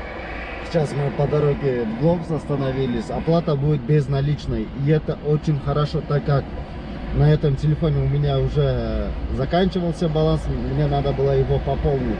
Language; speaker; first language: Russian; non-native, local second language; Kyrgyz